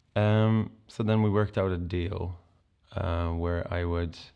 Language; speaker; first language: English; non-native, fluent; Polish